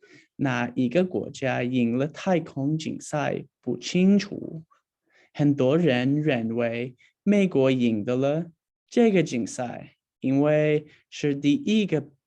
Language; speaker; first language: Chinese; non-native, learner; English